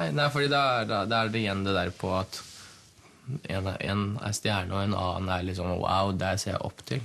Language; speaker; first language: Norwegian; early bilingual, other home language; Russian